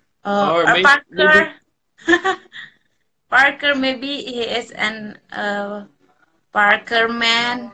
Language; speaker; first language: English; non-native, learner; Indonesian